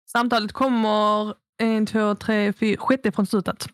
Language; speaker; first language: Swedish; early bilingual, other home language; Arabic